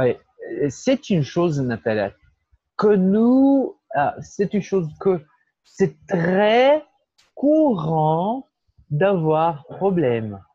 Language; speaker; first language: French; non-native, fluent; Portuguese